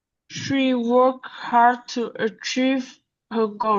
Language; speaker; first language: English; non-native, learner; Vietnamese